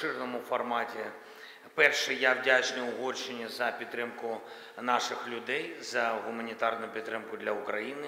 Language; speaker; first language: Ukrainian; non-native, local second language; Russian